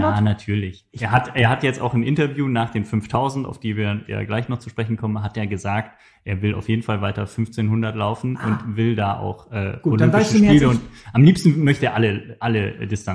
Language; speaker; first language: German; native; German